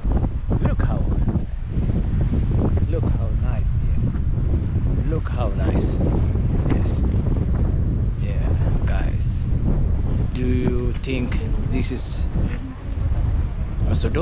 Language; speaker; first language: English; non-native, learner; Amharic